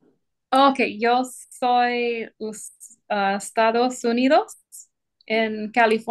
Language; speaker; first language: Spanish; non-native, learner; English